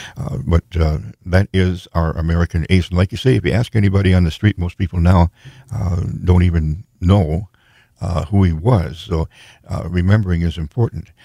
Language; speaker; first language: English; native; English